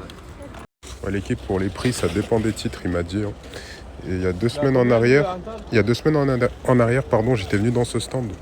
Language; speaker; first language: French; native; French